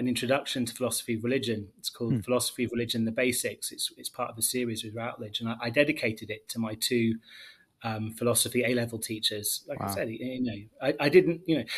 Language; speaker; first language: English; native; English